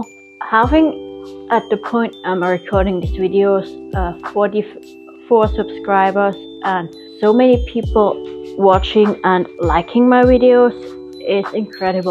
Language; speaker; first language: English; non-native, fluent; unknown